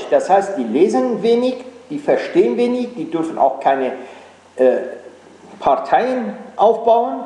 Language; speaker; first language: German; non-native, fluent; Persian